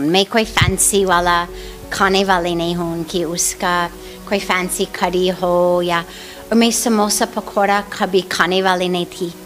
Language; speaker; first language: Hindi; non-native, fluent; English